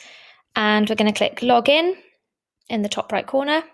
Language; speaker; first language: English; native; English